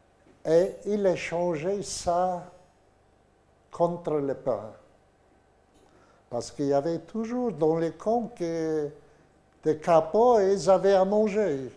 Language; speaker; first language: French; non-native, fluent; Yiddish